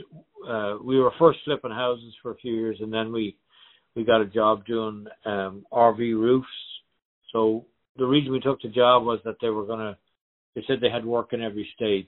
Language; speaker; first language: English; native; English